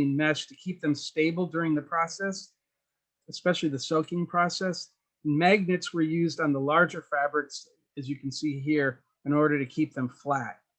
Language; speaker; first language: English; native; English